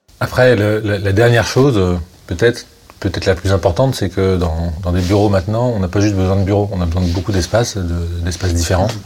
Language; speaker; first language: French; native; French